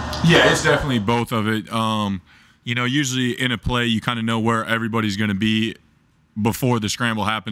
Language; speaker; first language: English; native; English